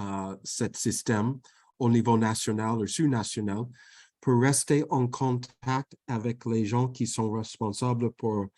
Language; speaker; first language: French; non-native, fluent; English